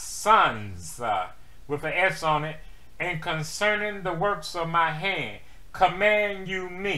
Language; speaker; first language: English; native; English